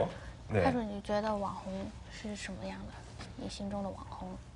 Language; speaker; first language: Chinese; non-native, fluent; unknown